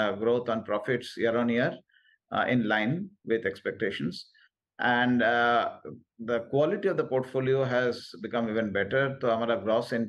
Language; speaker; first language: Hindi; non-native, local second language; Bangla